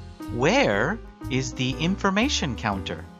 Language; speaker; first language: English; native; English